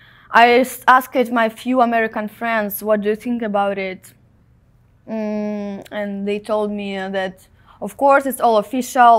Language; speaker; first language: English; non-native, fluent; Ukrainian